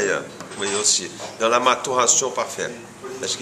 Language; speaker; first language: French; non-native, fluent; Portuguese